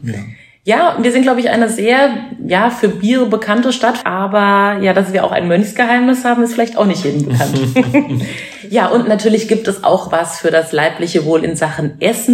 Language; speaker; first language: German; native; German